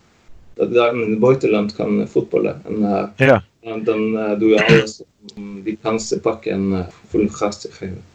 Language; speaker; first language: Dutch; non-native, fluent; Norwegian